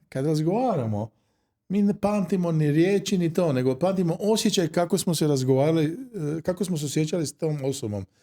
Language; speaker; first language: Croatian; native; Croatian